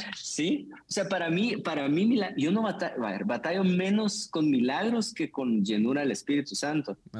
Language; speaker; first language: Spanish; native; Spanish